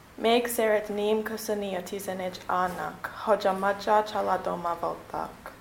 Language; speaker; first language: Hungarian; non-native, learner; English